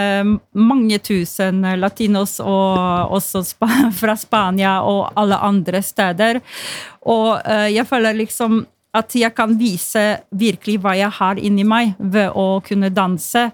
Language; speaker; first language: Norwegian; non-native, fluent; Polish